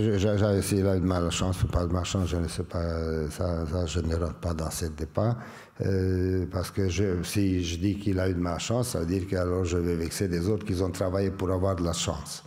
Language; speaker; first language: French; non-native, fluent; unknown